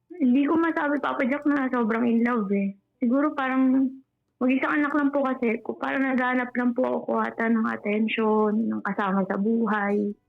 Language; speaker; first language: Filipino; native; Filipino